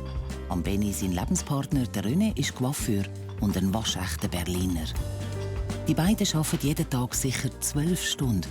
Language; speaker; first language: German; native; German